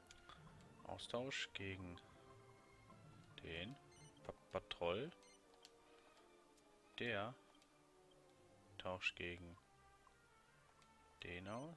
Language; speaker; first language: German; native; German